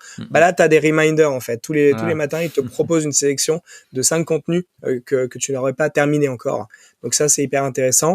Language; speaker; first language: French; native; French